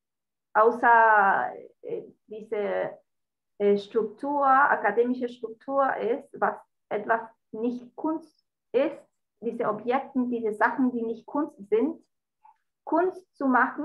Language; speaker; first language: German; non-native, fluent; Spanish